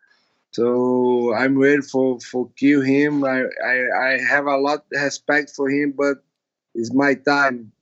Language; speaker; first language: English; non-native, learner; Portuguese